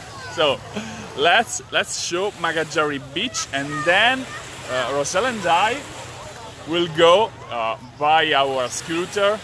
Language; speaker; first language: English; non-native, fluent; Italian